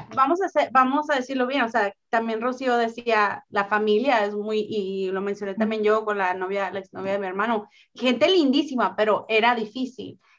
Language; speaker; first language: Spanish; native; Spanish